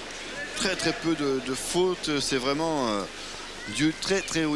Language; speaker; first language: French; native; French